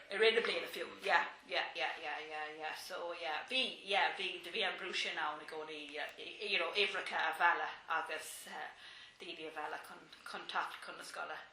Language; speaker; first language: Irish; non-native, local second language; English